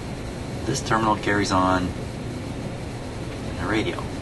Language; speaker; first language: English; native; English